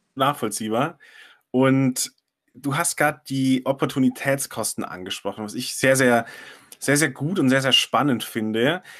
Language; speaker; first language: German; non-native, fluent; Chinese